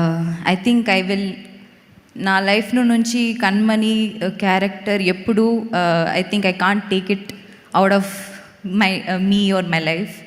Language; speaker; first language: Telugu; non-native, learner; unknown